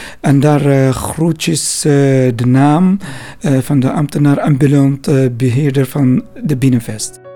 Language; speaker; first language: Dutch; non-native, learner; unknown